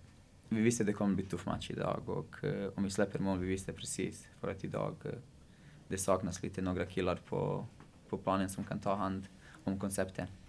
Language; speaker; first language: Swedish; non-native, fluent; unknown